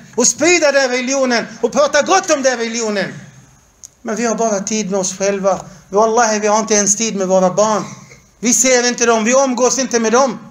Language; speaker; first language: Swedish; non-native, fluent; Arabic